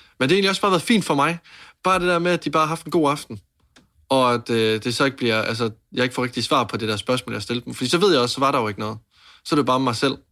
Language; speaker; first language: Danish; native; Danish